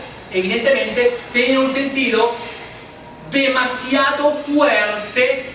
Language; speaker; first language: Spanish; non-native, fluent; Italian